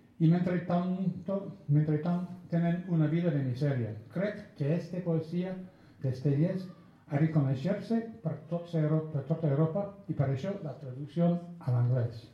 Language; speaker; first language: Catalan; non-native, fluent; English